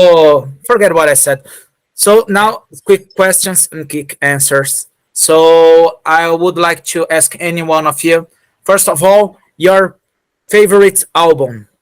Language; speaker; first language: English; non-native, fluent; Portuguese